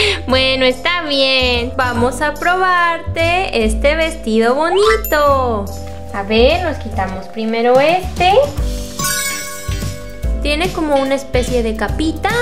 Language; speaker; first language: Spanish; native; Spanish